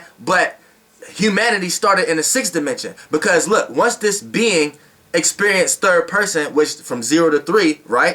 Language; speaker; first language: English; native; English